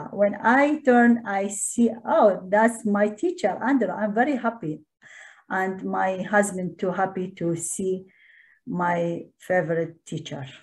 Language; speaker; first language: English; non-native, learner; Arabic